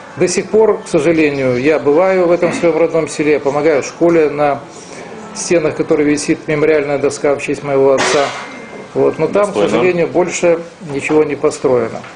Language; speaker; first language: Russian; non-native, local second language; Romanian